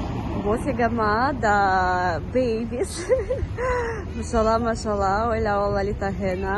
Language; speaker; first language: Arabic; non-native, learner; Russian